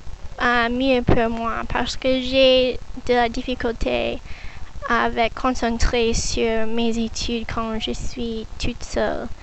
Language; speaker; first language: French; non-native, learner; English